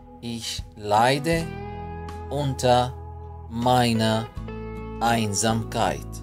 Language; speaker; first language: German; non-native, fluent; Arabic